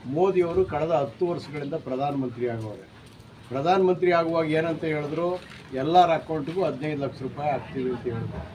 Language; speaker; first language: Kannada; native; Kannada